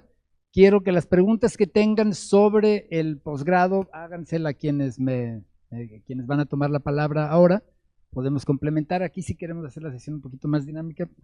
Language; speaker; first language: Spanish; native; Spanish